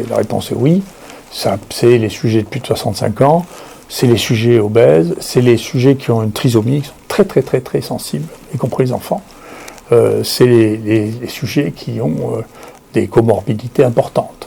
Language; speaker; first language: French; native; French